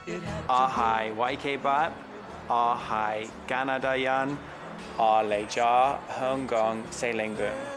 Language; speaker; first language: Cantonese; non-native, learner; English